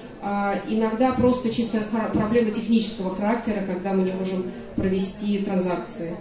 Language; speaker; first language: Russian; native; Russian